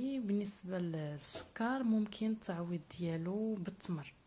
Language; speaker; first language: Arabic; native; Arabic